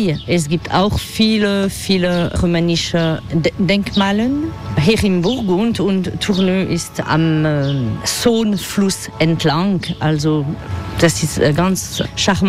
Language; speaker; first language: German; non-native, fluent; French